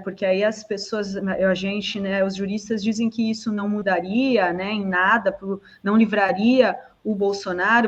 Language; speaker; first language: Portuguese; native; Portuguese